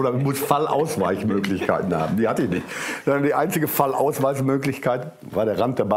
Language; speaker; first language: German; native; German